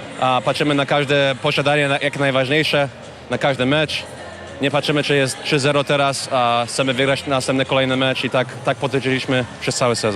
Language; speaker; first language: Polish; early bilingual, heritage; English